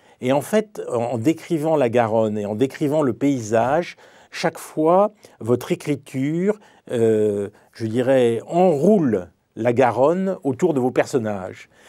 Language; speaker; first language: French; native; French